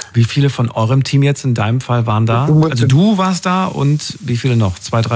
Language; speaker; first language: German; native; German